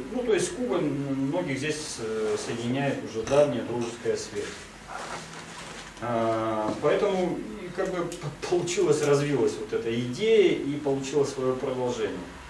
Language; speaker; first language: Russian; native; Russian